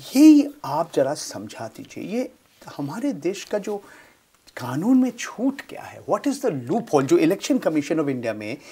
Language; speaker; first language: Hindi; non-native, local second language; Bangla